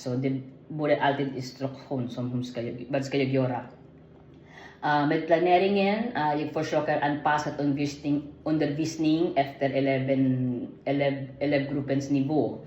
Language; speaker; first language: Swedish; non-native, learner; Filipino